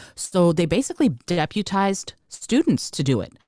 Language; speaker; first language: English; early bilingual, other home language; Russian